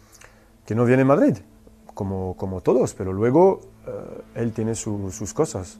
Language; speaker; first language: Spanish; non-native, fluent; French